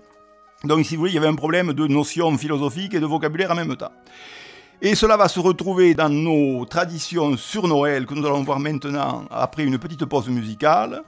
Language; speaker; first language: French; native; French